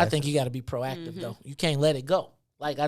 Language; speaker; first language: English; native; English